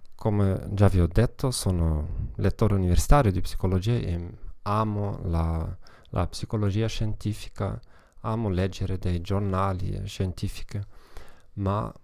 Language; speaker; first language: Italian; non-native, learner; German